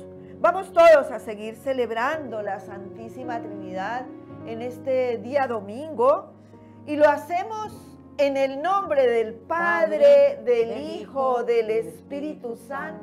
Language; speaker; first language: Spanish; native; Spanish